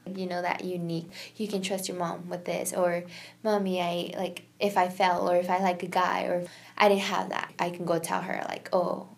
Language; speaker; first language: English; native; English